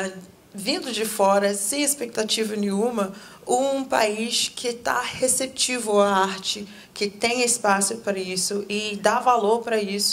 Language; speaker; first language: Portuguese; non-native, fluent; English